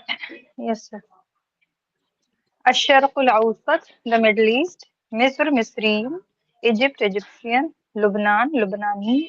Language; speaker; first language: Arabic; non-native, learner; Urdu